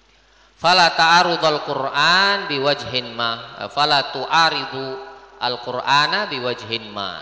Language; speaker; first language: Arabic; non-native, fluent; Indonesian